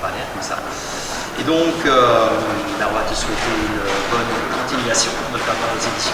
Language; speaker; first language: French; native; French